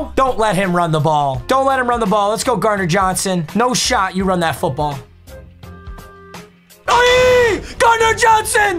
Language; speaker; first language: English; native; English